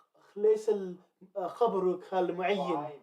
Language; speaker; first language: Arabic; non-native, learner; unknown